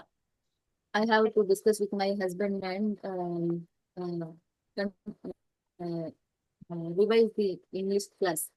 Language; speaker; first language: English; non-native, learner; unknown